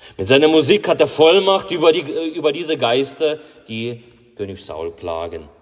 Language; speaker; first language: German; non-native, fluent; Russian